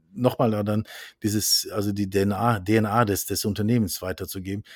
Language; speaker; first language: German; non-native, fluent; Norwegian